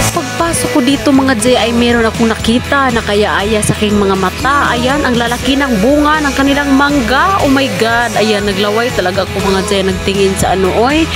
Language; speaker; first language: Filipino; non-native, local second language; Cebuano